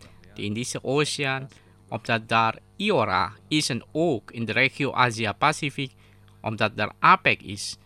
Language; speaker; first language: Dutch; non-native, fluent; Indonesian